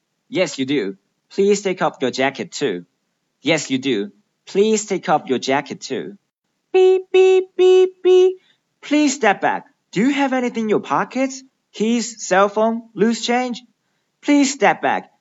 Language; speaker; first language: English; non-native, fluent; Chinese